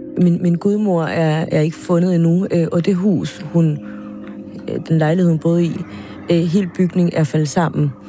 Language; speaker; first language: Danish; non-native, fluent; Spanish